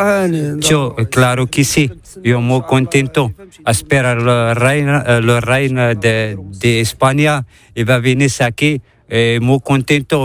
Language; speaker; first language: Spanish; non-native, learner; Arabic